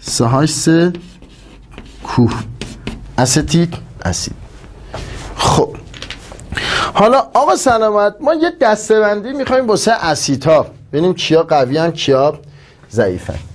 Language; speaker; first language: Persian; native; Persian